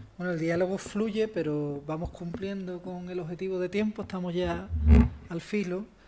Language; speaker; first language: Spanish; native; Spanish